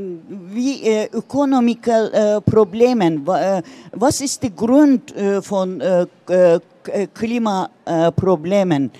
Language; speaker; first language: German; non-native, learner; Turkish